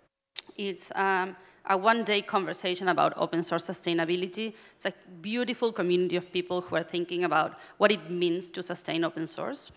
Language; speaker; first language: English; non-native, fluent; Spanish